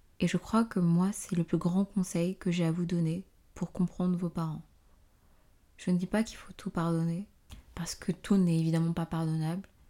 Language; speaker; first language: French; native; French